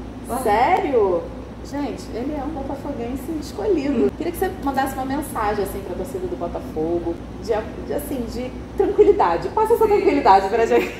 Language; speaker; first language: Portuguese; native; Portuguese